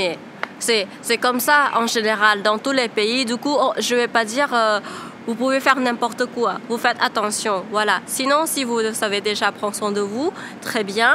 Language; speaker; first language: French; non-native, fluent; Thai